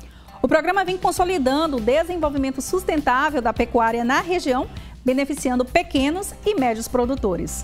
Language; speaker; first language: Portuguese; native; Portuguese